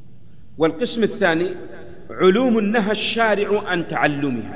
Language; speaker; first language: Arabic; native; Arabic